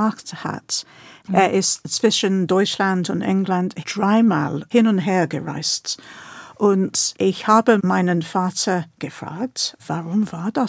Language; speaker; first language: German; non-native, fluent; English